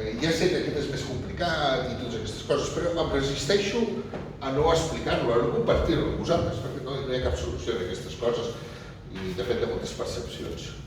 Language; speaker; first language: Catalan; non-native, local second language; Spanish